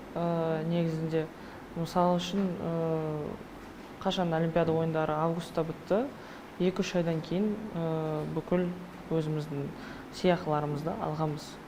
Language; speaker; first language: Kazakh; non-native, local second language; Russian